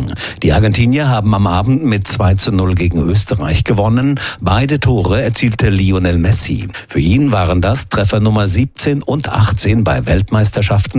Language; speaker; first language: German; native; German